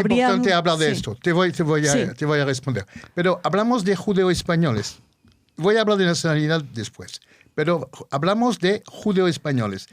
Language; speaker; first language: Spanish; early bilingual, heritage; Ladino